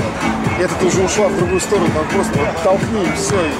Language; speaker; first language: Russian; native; Russian